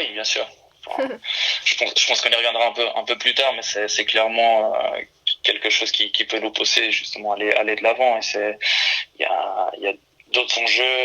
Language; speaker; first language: French; early bilingual, other home language; Portuguese